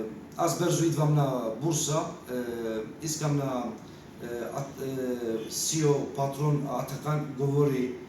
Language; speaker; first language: Bulgarian; non-native, learner; Turkish